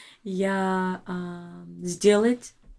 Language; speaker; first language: Russian; non-native, learner; English